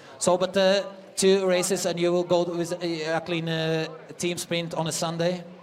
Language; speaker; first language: English; non-native, fluent; Latvian